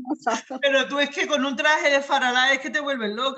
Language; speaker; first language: Spanish; native; Spanish